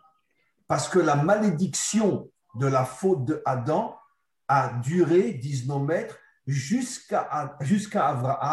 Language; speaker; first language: French; native; French